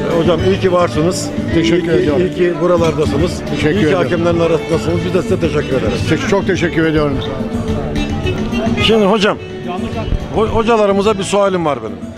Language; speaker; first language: Turkish; native; Turkish